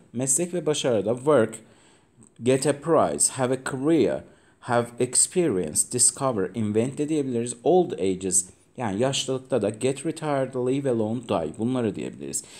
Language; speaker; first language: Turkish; native; Turkish